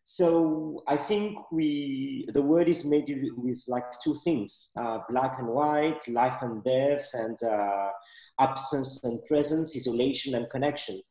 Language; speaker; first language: English; non-native, fluent; Malagasy